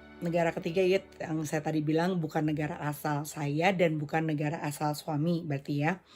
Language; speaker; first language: Indonesian; native; Indonesian